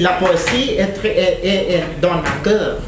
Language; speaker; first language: French; non-native, learner; Spanish